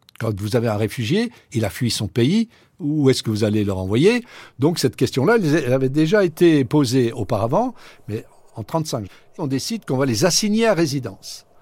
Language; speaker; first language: French; native; French